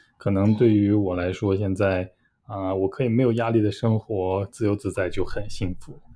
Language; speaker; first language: Chinese; native; Chinese